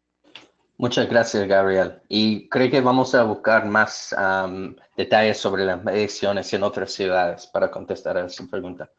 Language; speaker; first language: Spanish; non-native, fluent; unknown